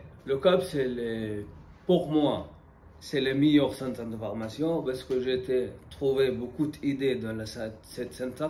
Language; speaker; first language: French; non-native, learner; Arabic